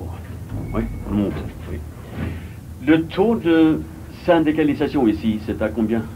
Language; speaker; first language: French; non-native, fluent; Swedish